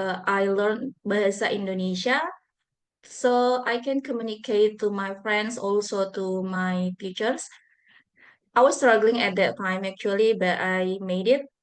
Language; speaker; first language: English; non-native, fluent; Buginese